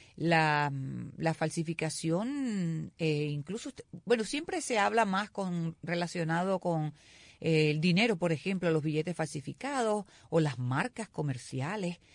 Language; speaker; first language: Spanish; native; Spanish